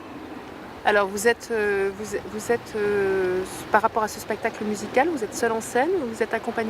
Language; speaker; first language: French; native; French